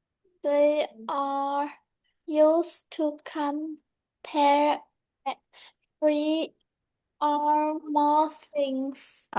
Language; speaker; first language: English; non-native, learner; Vietnamese